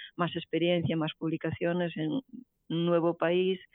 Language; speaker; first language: Spanish; native; Spanish